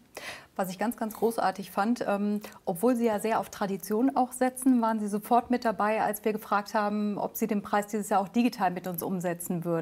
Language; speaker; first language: German; native; German